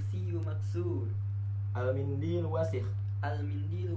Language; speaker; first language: Arabic; non-native, learner; Indonesian